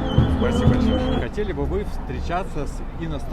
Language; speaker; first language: Russian; native; Russian